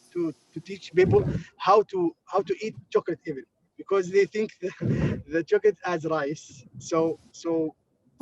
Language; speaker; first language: English; non-native, learner; Arabic